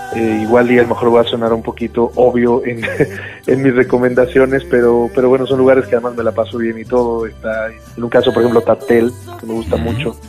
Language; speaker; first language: Spanish; native; Spanish